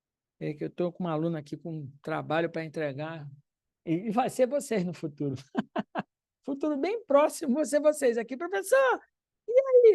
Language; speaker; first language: Portuguese; native; Portuguese